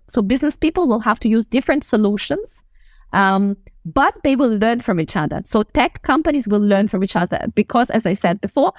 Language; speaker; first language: English; non-native, fluent; Russian